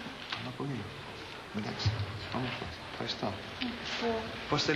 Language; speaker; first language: Greek; non-native, learner; English